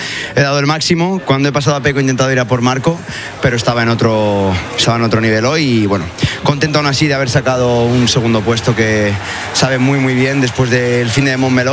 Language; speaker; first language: Spanish; native; Spanish